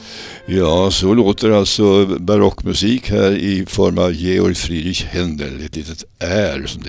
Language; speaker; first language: Swedish; native; Swedish